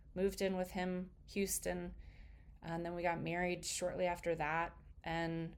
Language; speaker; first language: English; native; English